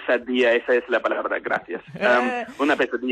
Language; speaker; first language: Spanish; non-native, learner; English